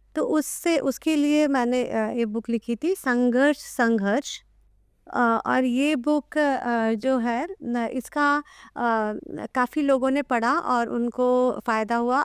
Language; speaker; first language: Hindi; native; Hindi